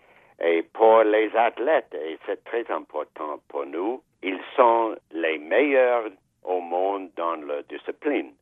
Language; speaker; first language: French; non-native, fluent; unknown